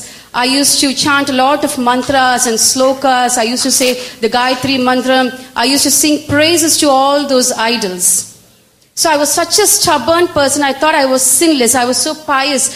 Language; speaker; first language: English; non-native, local second language; Tamil